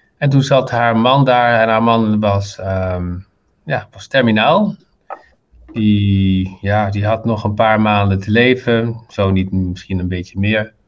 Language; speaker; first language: Dutch; non-native, fluent; Arabic